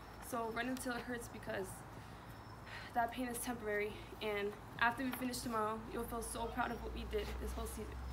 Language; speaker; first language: English; early bilingual, other home language; Spanish